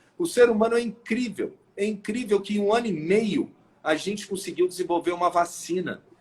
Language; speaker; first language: Portuguese; native; Portuguese